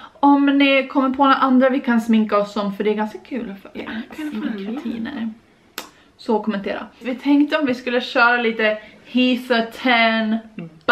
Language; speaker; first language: Swedish; native; Swedish